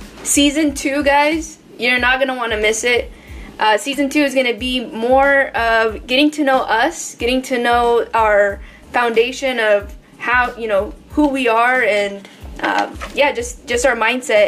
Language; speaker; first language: English; early bilingual, other home language; Spanish